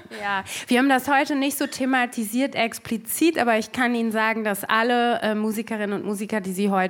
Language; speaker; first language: German; native; German